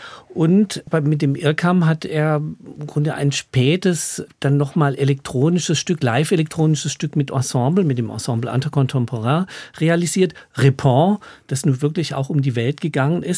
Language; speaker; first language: German; native; German